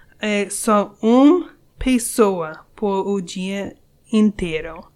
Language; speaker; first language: Portuguese; non-native, learner; English